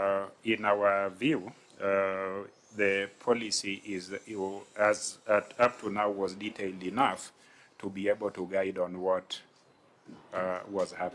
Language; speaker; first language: English; non-native, local second language; Luo (Kenya and Tanzania)